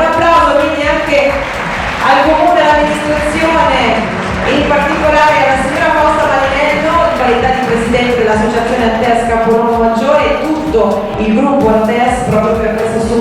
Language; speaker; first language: Italian; native; Italian